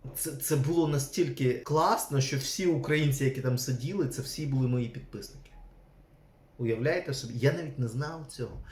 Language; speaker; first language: Ukrainian; non-native, local second language; Russian